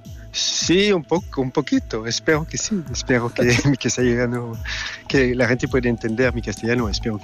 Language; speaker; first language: Spanish; non-native, fluent; French